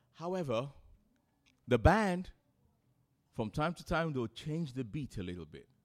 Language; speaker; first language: English; non-native, local second language; Yoruba